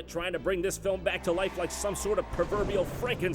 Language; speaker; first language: English; native; English